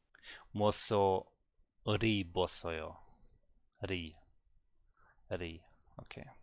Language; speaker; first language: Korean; non-native, learner; German